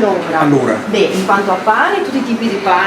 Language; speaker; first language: Italian; native; Italian